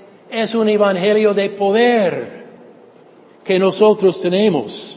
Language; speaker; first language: Spanish; non-native, fluent; English